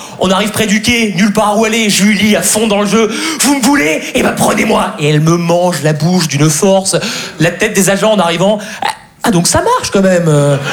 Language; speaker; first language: French; native; French